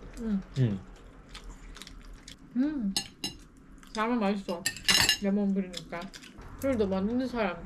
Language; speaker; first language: Korean; non-native, learner; Turkish